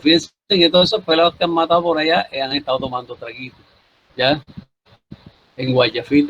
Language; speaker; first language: Spanish; native; Spanish